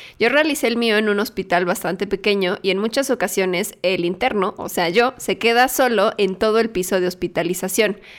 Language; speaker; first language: Spanish; native; Spanish